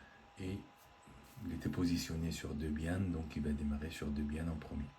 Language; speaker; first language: French; native; French